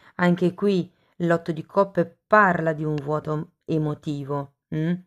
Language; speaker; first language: Italian; native; Italian